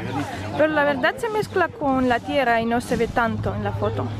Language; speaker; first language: Spanish; non-native, fluent; Russian